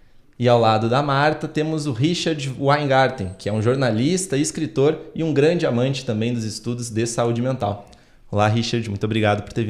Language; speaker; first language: Portuguese; native; Portuguese